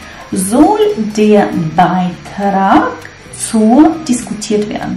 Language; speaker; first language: German; non-native, fluent; Russian